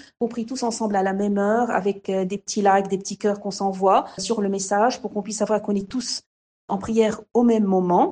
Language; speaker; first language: French; non-native, local second language; Arabic